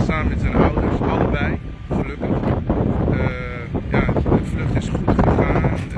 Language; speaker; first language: Dutch; early bilingual, other home language; Arabic